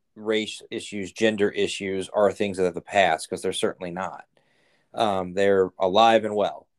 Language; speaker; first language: English; native; English